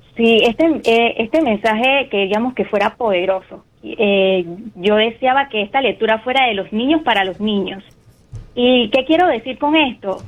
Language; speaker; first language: Spanish; native; Spanish